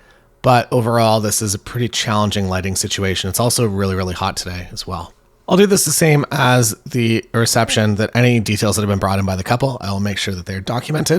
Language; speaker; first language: English; native; English